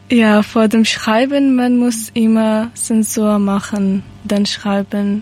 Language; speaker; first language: German; non-native, learner; Persian